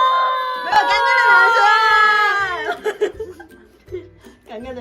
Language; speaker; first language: Chinese; non-native, fluent; Mongolian